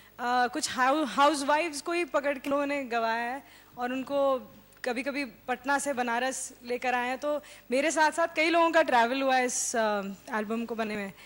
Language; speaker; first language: Hindi; non-native, local second language; Marathi